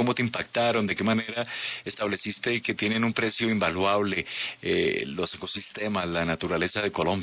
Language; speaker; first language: Spanish; native; Spanish